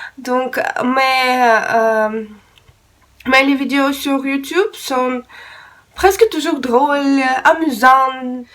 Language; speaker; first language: French; non-native, learner; Russian